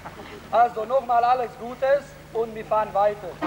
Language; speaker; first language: German; non-native, learner; Hungarian